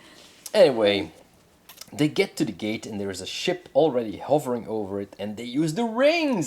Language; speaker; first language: English; non-native, fluent; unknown